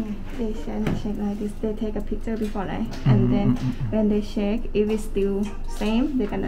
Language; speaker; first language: English; non-native, learner; Thai